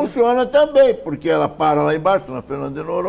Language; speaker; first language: Portuguese; native; Portuguese